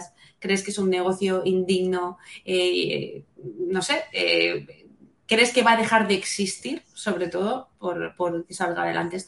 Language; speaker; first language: Spanish; native; Spanish